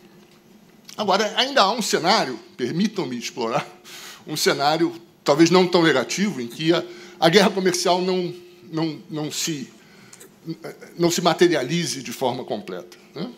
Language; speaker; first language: Portuguese; native; Portuguese